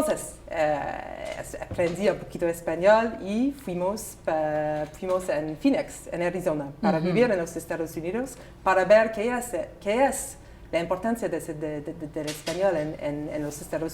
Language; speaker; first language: Spanish; non-native, learner; English